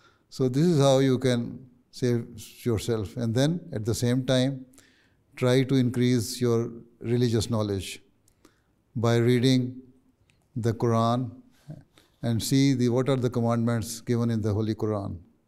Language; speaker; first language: English; non-native, local second language; Urdu